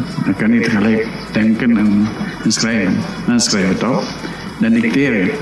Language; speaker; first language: Dutch; non-native, local second language; Minangkabau